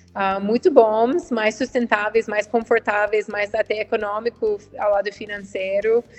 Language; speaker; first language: Portuguese; non-native, fluent; English